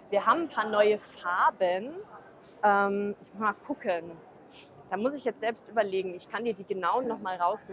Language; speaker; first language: German; native; German